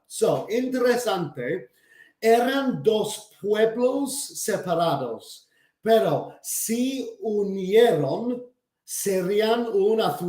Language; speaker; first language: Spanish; non-native, fluent; English